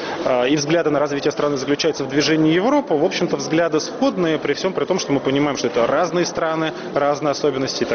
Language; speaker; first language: Russian; native; Russian